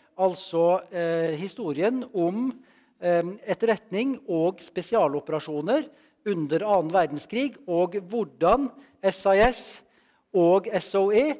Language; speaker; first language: Norwegian; native; Norwegian